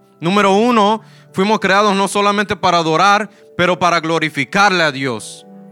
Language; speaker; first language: English; early bilingual, other home language; Spanish